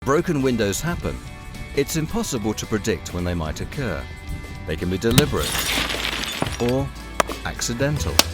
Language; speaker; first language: English; native; English